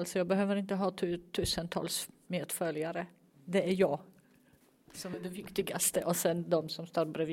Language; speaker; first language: Swedish; non-native, fluent; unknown